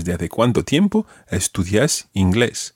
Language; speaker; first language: Spanish; non-native, fluent; English